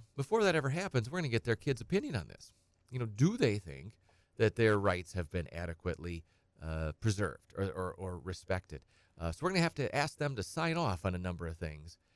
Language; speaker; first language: English; native; English